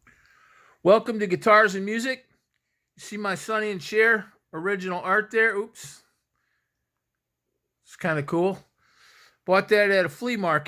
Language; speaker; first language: English; native; English